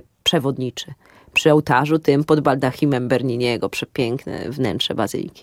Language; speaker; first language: Polish; native; Polish